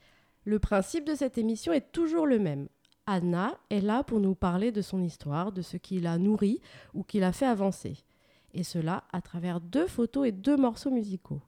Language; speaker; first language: French; native; French